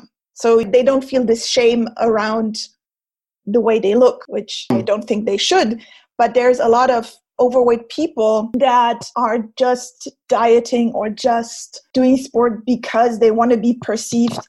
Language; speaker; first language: English; non-native, fluent; German